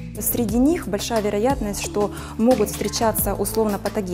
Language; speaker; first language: Russian; native; Russian